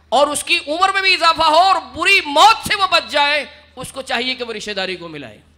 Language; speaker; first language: Urdu; non-native, local second language; Punjabi